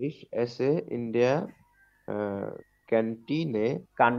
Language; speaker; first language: German; non-native, learner; Bangla